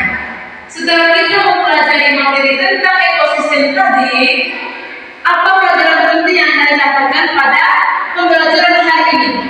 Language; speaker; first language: Indonesian; native; Indonesian